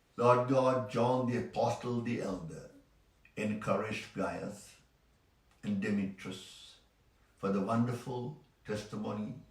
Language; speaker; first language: English; non-native, local second language; Sinhala